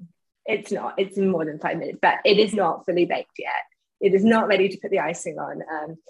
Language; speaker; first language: English; native; English